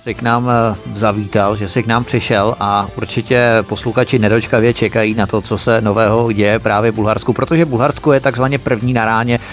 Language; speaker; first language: Czech; native; Czech